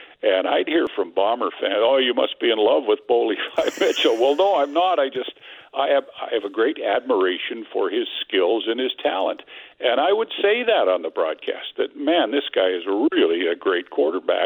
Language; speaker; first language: English; native; English